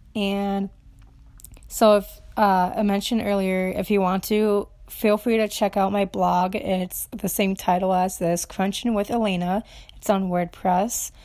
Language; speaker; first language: English; non-native, fluent; Romanian